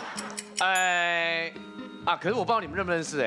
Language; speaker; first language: Chinese; native; Chinese